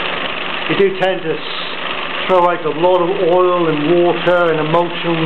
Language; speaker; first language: English; native; English